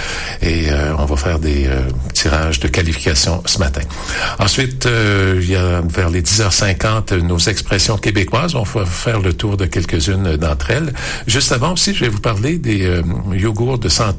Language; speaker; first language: French; native; French